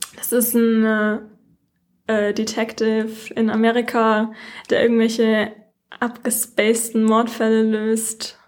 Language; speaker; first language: German; native; German